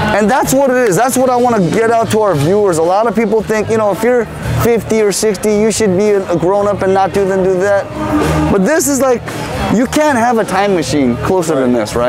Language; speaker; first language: English; early bilingual, other home language; Korean